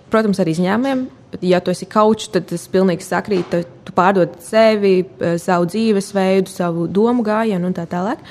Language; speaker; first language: Latvian; native; Latvian